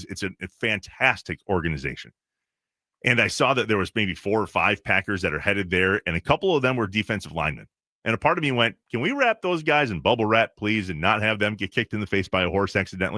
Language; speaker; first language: English; native; English